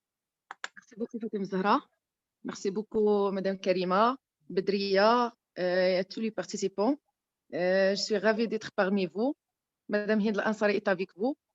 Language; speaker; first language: French; non-native, local second language; Arabic